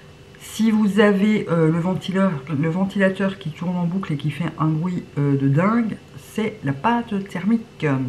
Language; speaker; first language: French; native; French